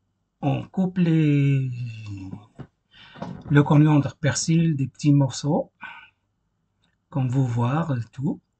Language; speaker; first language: French; non-native, fluent; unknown